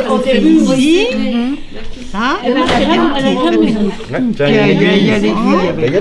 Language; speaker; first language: French; native; French